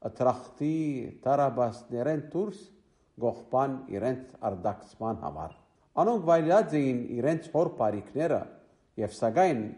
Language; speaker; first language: Armenian; native; Armenian